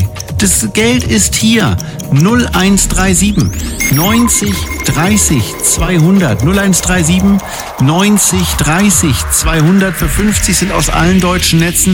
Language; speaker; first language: German; native; German